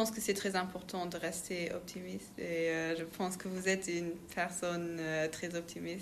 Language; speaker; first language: French; non-native, local second language; Luxembourgish